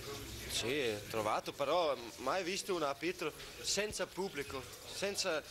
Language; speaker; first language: Italian; non-native, learner; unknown